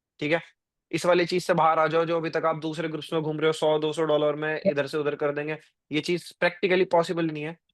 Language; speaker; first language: Hindi; native; Hindi